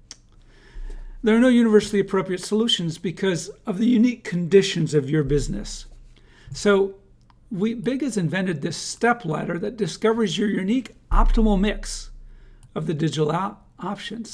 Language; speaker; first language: English; native; English